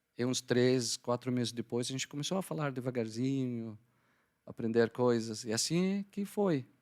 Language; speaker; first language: Portuguese; non-native, fluent; Arabic